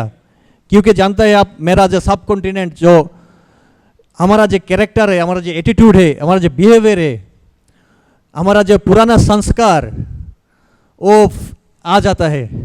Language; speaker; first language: Hindi; non-native, learner; Bangla